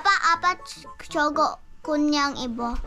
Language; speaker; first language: Korean; early bilingual, heritage; Korean